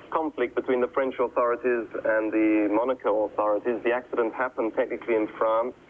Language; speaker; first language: English; native; English